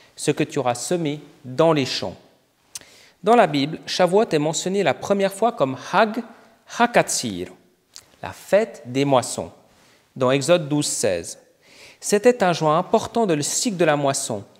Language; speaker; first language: French; native; French